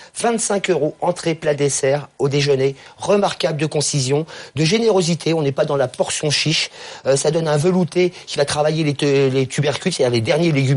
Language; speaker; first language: French; native; French